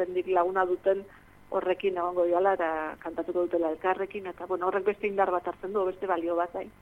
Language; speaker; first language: Basque; native; Basque